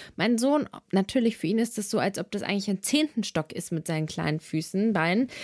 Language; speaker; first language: German; early bilingual, other home language; Serbian